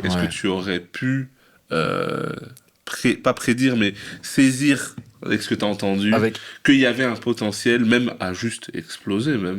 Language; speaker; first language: French; native; French